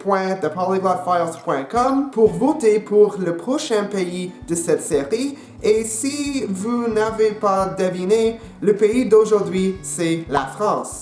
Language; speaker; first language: French; non-native, local second language; English